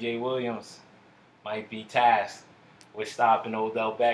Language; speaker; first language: English; native; English